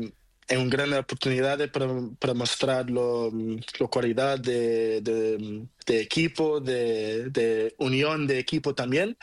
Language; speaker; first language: Spanish; non-native, learner; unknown